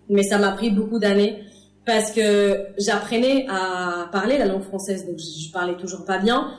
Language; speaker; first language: French; non-native, fluent; English